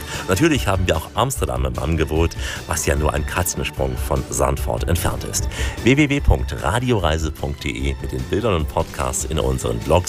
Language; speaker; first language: German; native; German